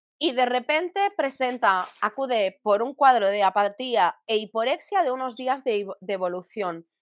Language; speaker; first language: Spanish; native; Spanish